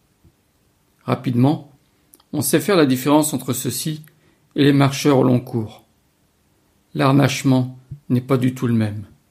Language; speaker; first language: French; native; French